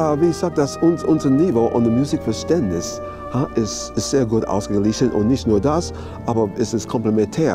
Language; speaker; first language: German; non-native, fluent; English